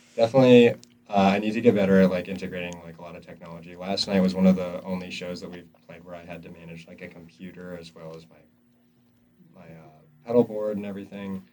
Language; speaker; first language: English; native; English